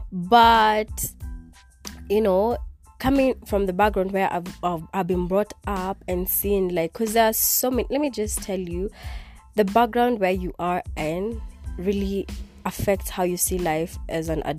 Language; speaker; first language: English; non-native, local second language; Kikuyu